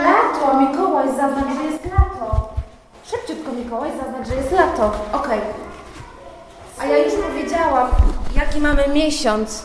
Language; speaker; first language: Polish; native; Polish